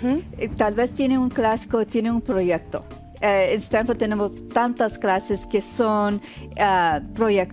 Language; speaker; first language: Spanish; early bilingual, heritage; Spanish